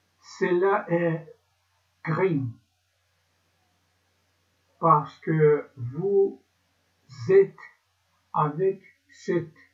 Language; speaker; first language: French; non-native, learner; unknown